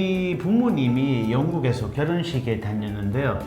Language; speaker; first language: Korean; non-native, fluent; English